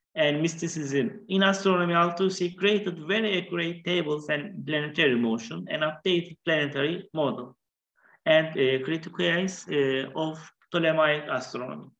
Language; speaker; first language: English; non-native, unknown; Turkish